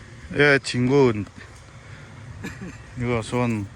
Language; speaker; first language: Korean; non-native, learner; Nepali